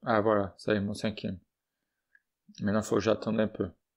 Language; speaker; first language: French; native; French